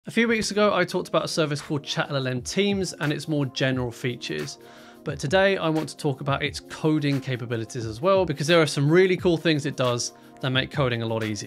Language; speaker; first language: English; native; English